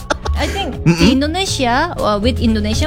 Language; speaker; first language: English; non-native, learner; Korean